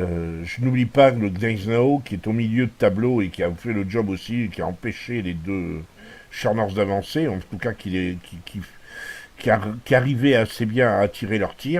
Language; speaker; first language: French; native; French